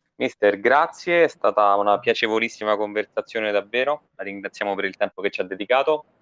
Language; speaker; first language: Italian; native; Italian